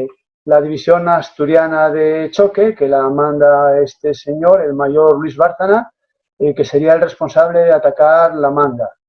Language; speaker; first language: Spanish; native; Spanish